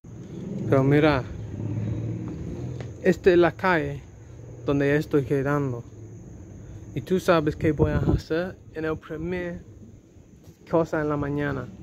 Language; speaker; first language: Spanish; non-native, learner; English